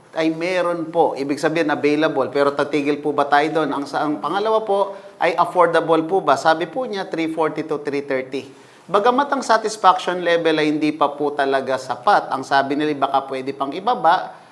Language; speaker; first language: Filipino; native; Filipino